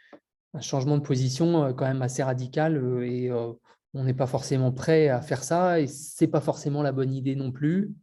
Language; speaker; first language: French; native; French